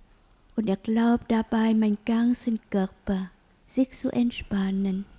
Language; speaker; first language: German; non-native, learner; Vietnamese